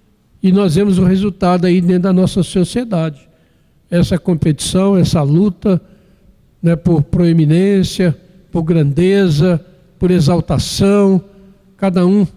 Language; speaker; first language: Portuguese; native; Portuguese